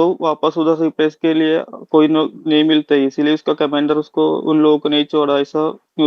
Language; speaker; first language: Hindi; non-native, local second language; Malayalam